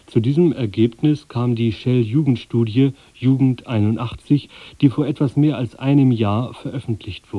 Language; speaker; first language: German; native; German